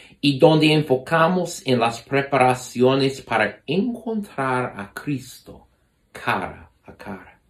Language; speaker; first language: Spanish; non-native, fluent; English